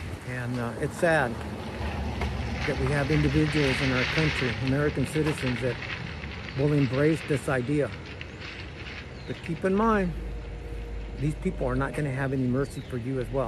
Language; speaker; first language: English; early bilingual, other home language; Spanish